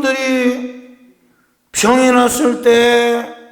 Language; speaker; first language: Korean; native; Korean